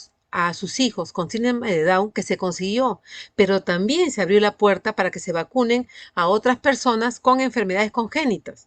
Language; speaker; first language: Spanish; native; Spanish